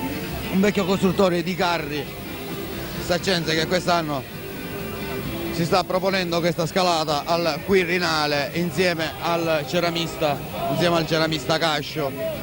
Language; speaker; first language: Italian; native; Italian